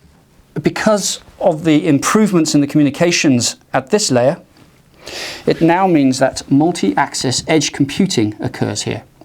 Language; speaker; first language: English; native; English